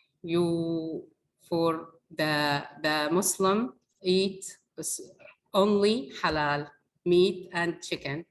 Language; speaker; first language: English; non-native, learner; Arabic